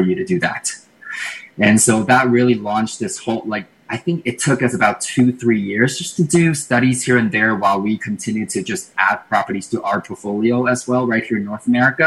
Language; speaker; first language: English; non-native, fluent; Chinese